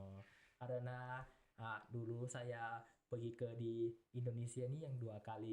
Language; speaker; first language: Indonesian; non-native, learner; Thai